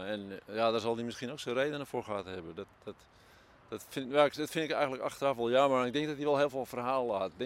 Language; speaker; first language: Dutch; native; Dutch